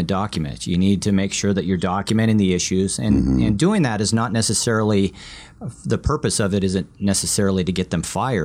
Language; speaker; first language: English; early bilingual, other home language; Vietnamese